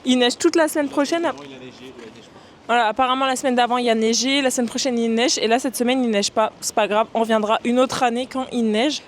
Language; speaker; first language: French; native; French